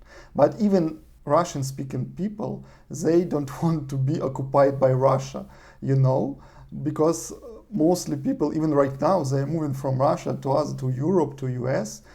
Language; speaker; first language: English; non-native, learner; Russian